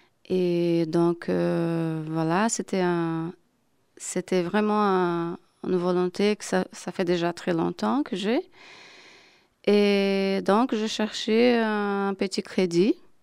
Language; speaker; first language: French; non-native, fluent; Portuguese